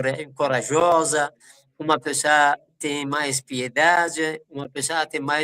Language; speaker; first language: Portuguese; non-native, fluent; Persian